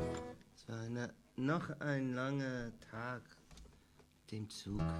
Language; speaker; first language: German; non-native, learner; English